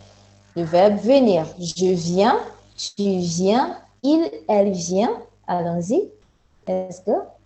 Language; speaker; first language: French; non-native, fluent; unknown